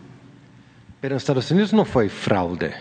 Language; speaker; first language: Spanish; non-native, learner; Swedish